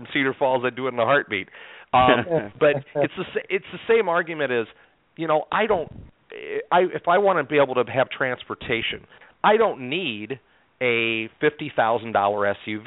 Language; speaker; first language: English; native; English